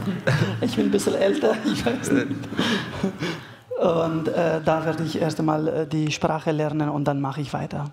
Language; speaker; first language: German; non-native, fluent; Arabic